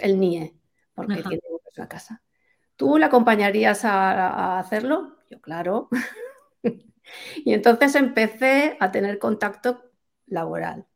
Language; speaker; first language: Spanish; native; Spanish